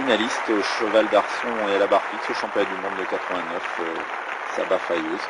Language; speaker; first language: French; native; French